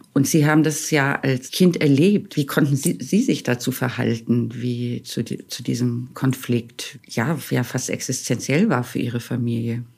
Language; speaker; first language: German; native; German